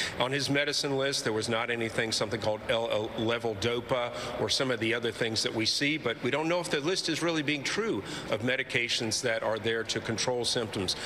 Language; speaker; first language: English; native; English